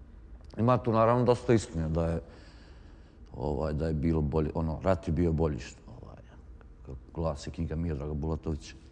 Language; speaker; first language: Croatian; native; Croatian